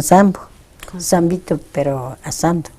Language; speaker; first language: Spanish; non-native, local second language; Quechua